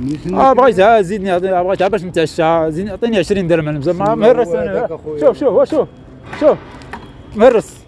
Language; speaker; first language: Arabic; native; Arabic